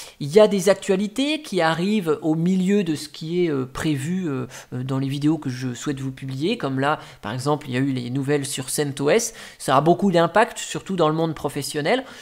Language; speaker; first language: French; native; French